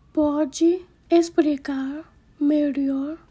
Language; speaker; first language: Portuguese; non-native, learner; Haitian Creole